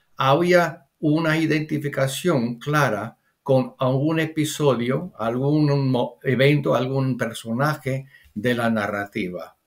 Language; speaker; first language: Spanish; non-native, fluent; English